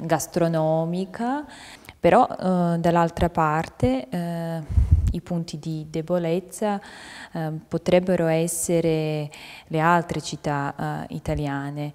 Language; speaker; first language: Italian; non-native, fluent; Ukrainian